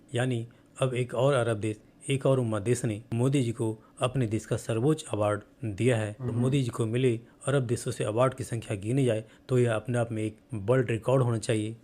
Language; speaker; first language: Hindi; native; Hindi